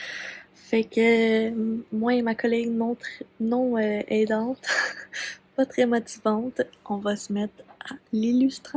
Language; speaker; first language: French; native; French